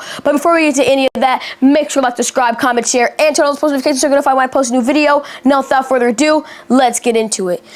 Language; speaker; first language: English; native; English